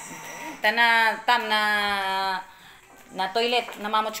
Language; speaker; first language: Russian; non-native, learner; Filipino